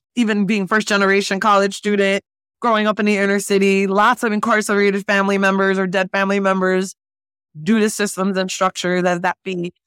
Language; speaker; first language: English; native; English